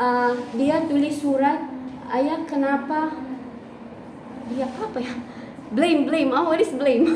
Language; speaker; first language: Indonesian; non-native, learner; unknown